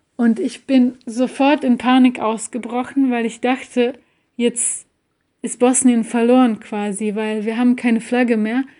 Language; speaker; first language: German; early bilingual, other home language; Bosnian